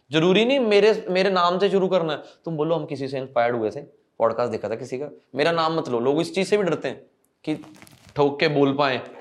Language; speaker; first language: Hindi; non-native, local second language; Punjabi